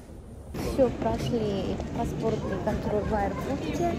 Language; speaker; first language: Russian; non-native, fluent; Korean